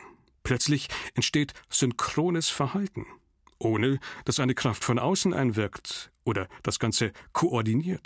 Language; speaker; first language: German; native; German